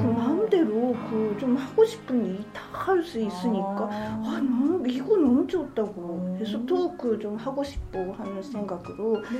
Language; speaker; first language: Korean; non-native, fluent; Japanese